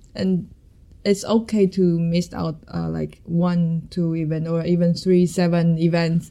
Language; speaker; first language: English; non-native, fluent; Chinese